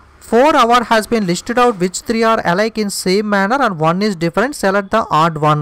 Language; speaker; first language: English; non-native, local second language; Telugu